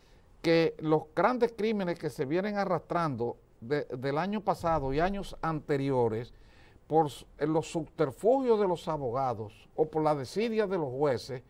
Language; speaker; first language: Spanish; native; Spanish